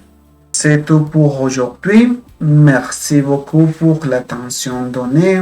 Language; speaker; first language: French; non-native, fluent; Spanish